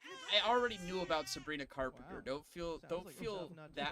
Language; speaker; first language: English; native; English